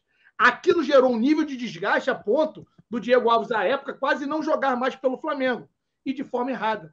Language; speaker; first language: Portuguese; native; Portuguese